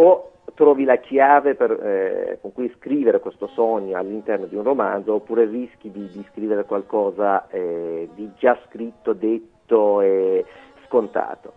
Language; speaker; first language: Italian; non-native, fluent; Persian